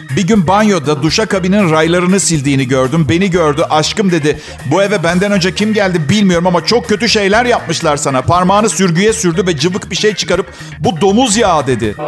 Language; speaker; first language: Turkish; non-native, fluent; Italian